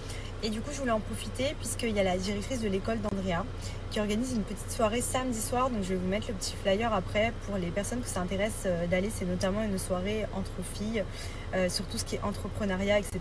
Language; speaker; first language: French; native; French